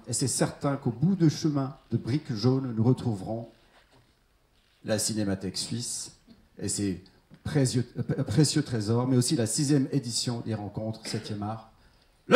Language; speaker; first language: French; native; French